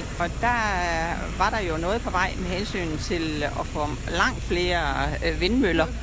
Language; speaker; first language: Danish; native; Danish